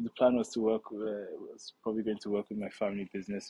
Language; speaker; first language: English; non-native, local second language; Yoruba